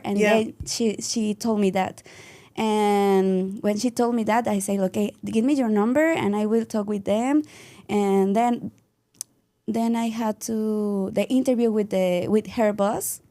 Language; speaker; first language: English; non-native, learner; Spanish